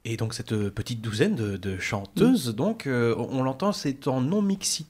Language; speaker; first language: French; native; French